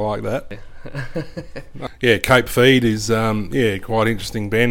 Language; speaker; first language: English; native; English